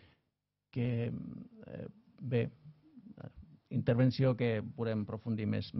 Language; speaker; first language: Catalan; non-native, fluent; Finnish